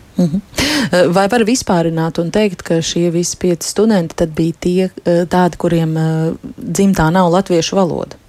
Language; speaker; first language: Latvian; native; Latvian